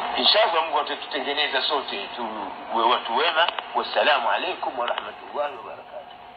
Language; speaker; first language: Swahili; native; Swahili